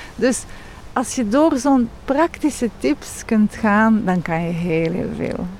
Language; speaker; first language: Dutch; non-native, local second language; French